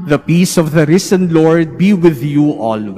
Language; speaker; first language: English; non-native, local second language; Filipino